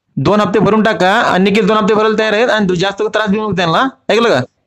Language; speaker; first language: Marathi; native; Marathi